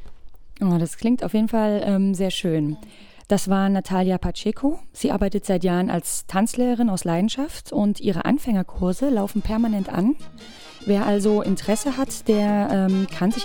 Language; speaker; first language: German; native; German